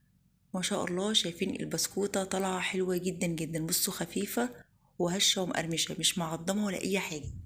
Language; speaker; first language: Arabic; native; Arabic